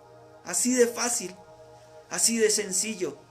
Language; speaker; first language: Spanish; native; Spanish